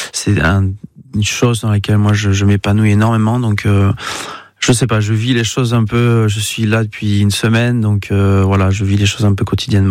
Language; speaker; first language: French; native; French